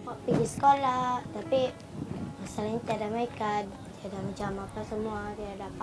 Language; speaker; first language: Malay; non-native, local second language; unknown